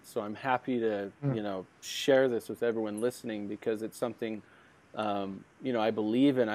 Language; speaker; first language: English; native; English